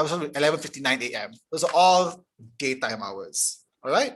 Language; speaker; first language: English; non-native, local second language; Malay